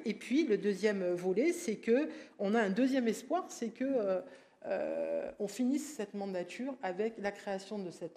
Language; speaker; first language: French; native; French